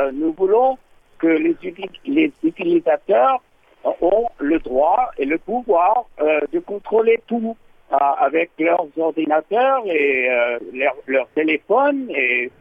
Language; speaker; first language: French; non-native, learner; English